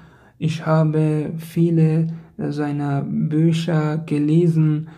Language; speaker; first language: German; non-native, learner; Persian